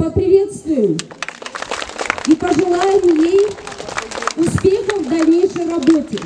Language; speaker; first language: Russian; non-native, local second language; Gagauz